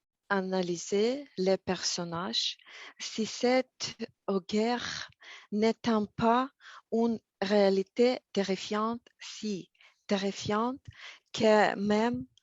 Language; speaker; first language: French; non-native, learner; Russian